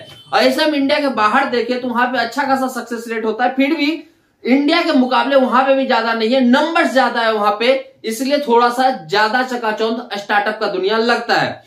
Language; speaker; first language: Hindi; native; Hindi